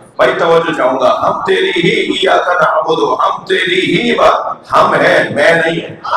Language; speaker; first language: Urdu; native; Urdu